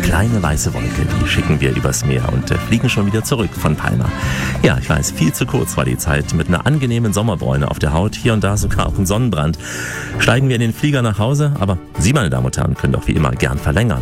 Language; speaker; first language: German; native; German